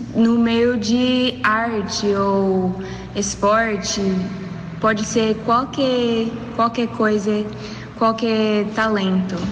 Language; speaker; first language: Portuguese; non-native, learner; English